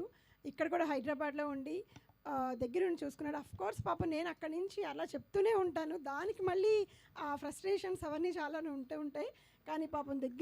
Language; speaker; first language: Telugu; native; Telugu